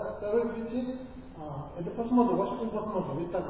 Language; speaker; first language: Russian; non-native, learner; Tibetan